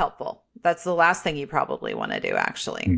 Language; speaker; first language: English; native; English